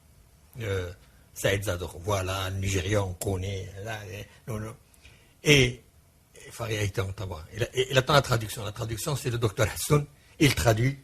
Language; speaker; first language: French; non-native, local second language; Arabic